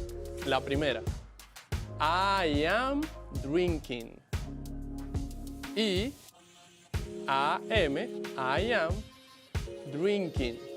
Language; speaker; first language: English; non-native, fluent; Spanish